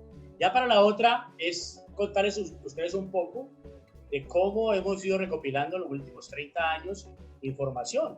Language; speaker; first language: Spanish; native; Spanish